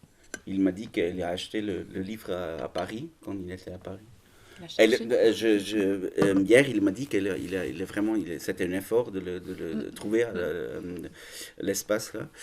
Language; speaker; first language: French; non-native, learner; German